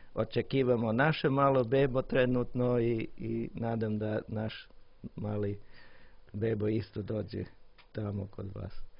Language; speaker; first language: Croatian; non-native, learner; English